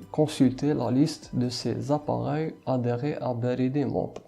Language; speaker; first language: French; non-native, local second language; Arabic